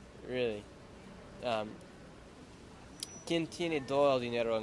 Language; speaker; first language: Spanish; non-native, learner; English